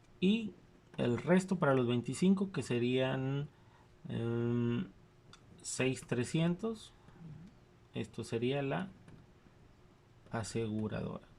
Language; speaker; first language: Spanish; native; Spanish